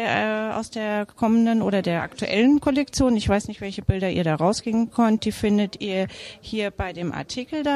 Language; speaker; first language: German; native; German